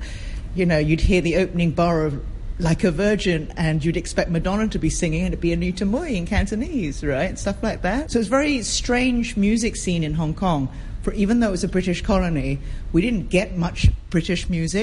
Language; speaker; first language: English; native; English